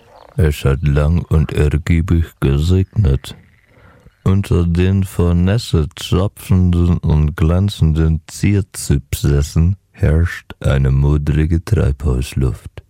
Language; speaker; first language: German; native; German